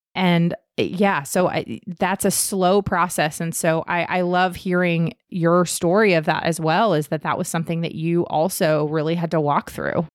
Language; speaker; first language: English; native; English